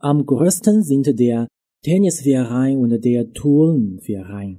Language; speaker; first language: German; non-native, fluent; Chinese